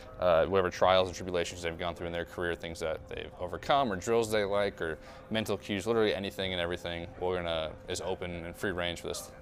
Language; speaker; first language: English; native; English